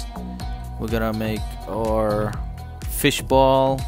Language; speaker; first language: English; native; English